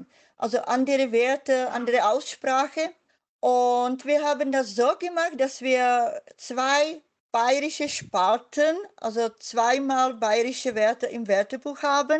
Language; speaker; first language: German; non-native, fluent; Czech